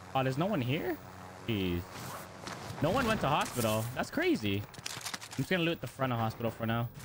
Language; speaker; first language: English; native; English